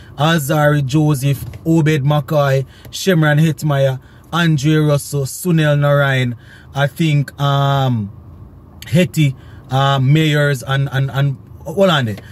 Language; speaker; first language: English; native; English